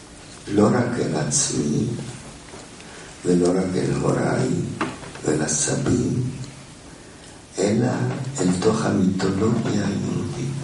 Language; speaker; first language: Hebrew; non-native, fluent; German